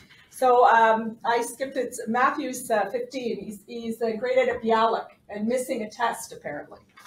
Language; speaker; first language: English; native; English